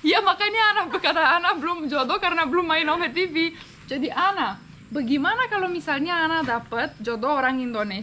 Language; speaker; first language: Indonesian; non-native, fluent; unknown